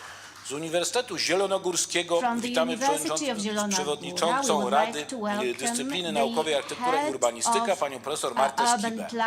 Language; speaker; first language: Polish; native; Polish